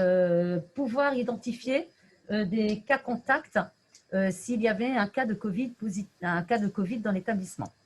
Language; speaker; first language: French; native; French